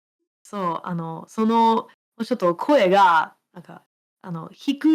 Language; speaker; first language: Japanese; non-native, fluent; English